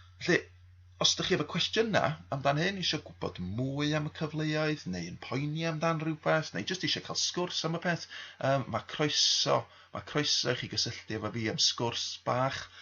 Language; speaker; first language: Welsh; native; Welsh